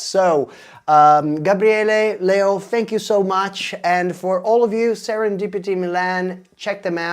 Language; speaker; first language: English; non-native, fluent; Italian